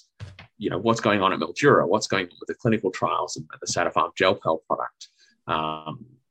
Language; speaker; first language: English; native; English